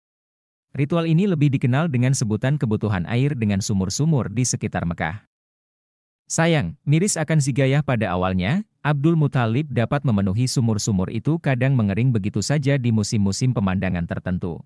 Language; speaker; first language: Indonesian; native; Indonesian